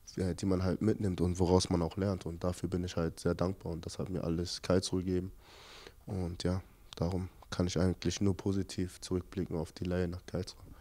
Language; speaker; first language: German; native; German